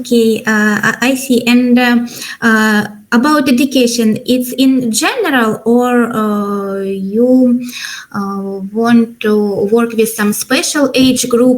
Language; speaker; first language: English; non-native, learner; Ukrainian